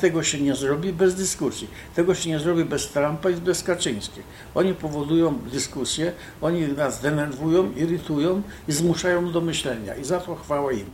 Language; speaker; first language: Polish; native; Polish